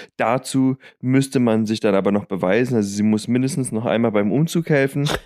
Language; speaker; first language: German; native; German